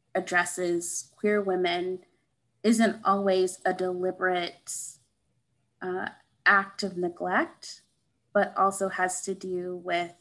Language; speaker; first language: English; native; English